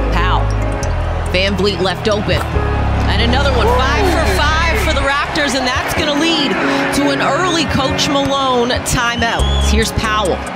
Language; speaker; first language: English; native; English